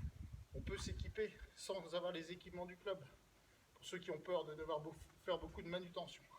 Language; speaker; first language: French; native; French